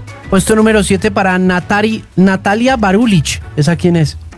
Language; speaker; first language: Spanish; native; Spanish